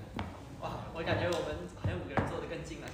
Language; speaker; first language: Chinese; native; Chinese